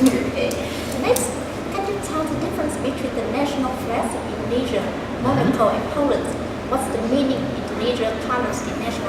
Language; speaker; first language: English; non-native, learner; Vietnamese